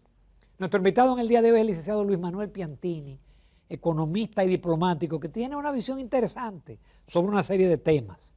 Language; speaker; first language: Spanish; native; Spanish